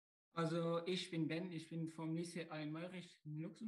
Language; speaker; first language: German; non-native, local second language; Luxembourgish